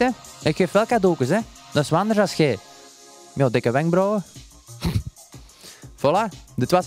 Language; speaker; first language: Dutch; native; Dutch